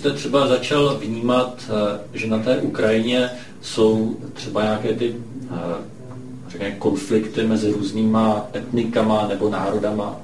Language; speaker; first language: Czech; native; Czech